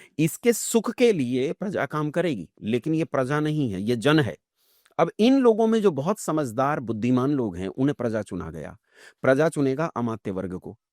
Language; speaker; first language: Hindi; native; Hindi